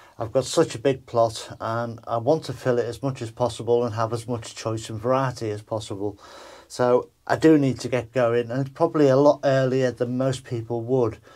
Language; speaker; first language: English; native; English